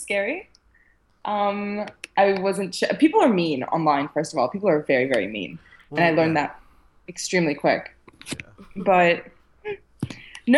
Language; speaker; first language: English; early bilingual, other home language; Arabic